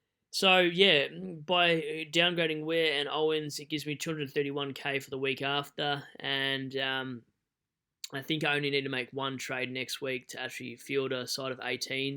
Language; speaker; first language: English; native; English